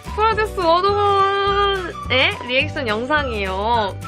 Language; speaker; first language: Korean; native; Korean